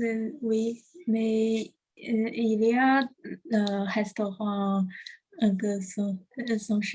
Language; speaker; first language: French; non-native, learner; Chinese